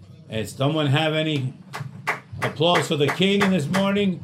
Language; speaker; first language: English; non-native, fluent; Spanish